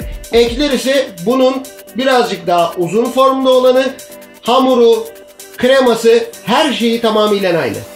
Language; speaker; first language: Turkish; native; Turkish